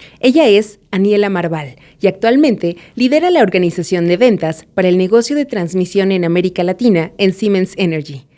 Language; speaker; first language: Spanish; native; Spanish